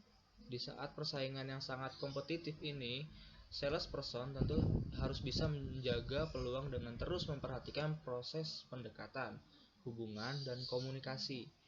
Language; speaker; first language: Indonesian; native; Indonesian